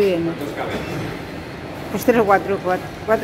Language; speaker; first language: Spanish; native; Spanish